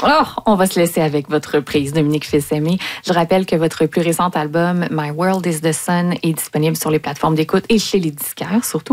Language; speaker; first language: French; native; French